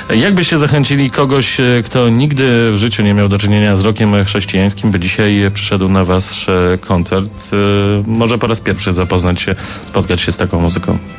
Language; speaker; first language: Polish; native; Polish